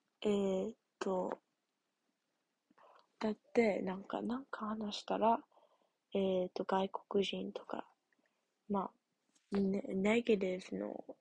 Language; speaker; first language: Japanese; non-native, learner; English